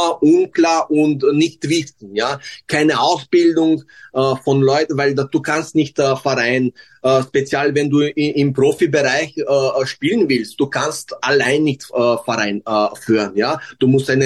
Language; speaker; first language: German; non-native, fluent; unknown